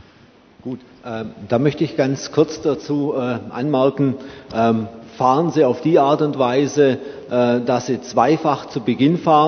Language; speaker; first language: German; native; German